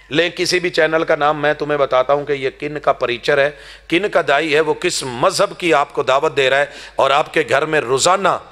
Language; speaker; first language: Urdu; non-native, local second language; Punjabi